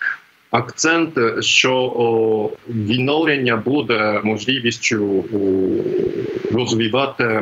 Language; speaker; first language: Ukrainian; non-native, fluent; Japanese